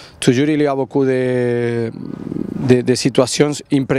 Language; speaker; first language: French; non-native, learner; Catalan